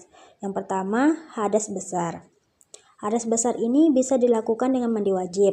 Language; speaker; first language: Indonesian; native; Indonesian